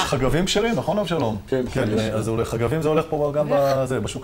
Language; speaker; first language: Hebrew; native; Hebrew